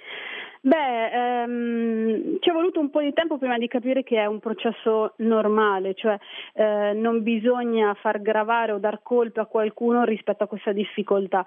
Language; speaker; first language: Italian; early bilingual, other home language; Arabic